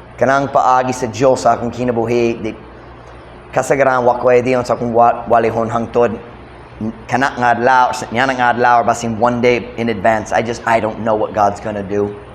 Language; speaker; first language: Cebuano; non-native, fluent; English